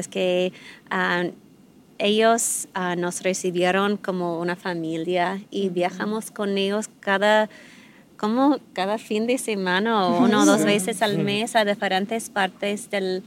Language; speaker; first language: Spanish; non-native, fluent; English